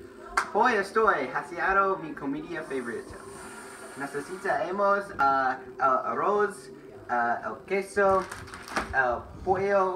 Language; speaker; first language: Spanish; non-native, learner; English